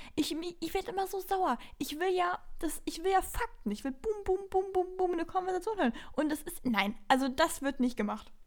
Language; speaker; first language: German; native; German